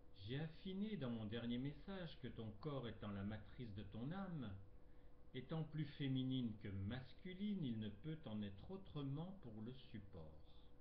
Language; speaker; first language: French; native; French